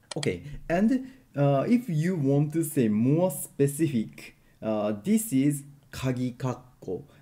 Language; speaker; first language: English; non-native, learner; Japanese